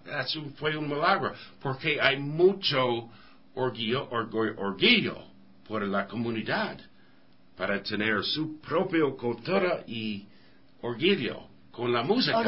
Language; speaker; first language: Spanish; non-native, learner; English